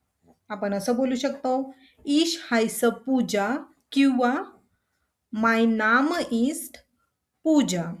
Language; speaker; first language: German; non-native, learner; Marathi